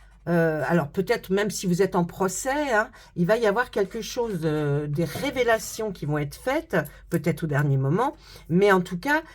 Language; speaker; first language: French; native; French